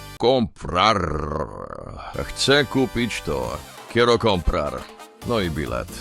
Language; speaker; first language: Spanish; non-native, fluent; Polish